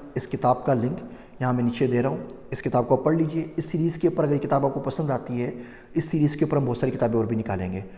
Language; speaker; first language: Urdu; native; Urdu